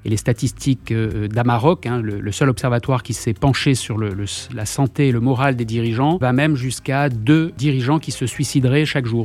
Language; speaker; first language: French; native; French